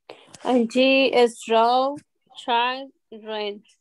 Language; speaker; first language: English; non-native, learner; Spanish